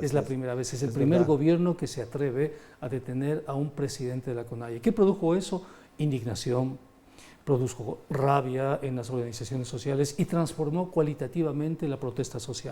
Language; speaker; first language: Spanish; native; Spanish